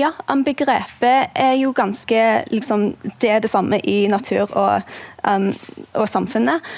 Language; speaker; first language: Norwegian; non-native, fluent; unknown